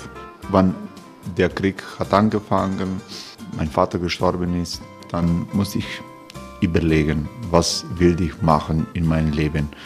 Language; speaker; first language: German; non-native, learner; Croatian